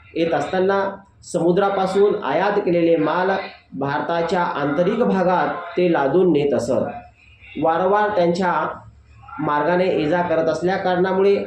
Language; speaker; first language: Marathi; non-native, local second language; Lambadi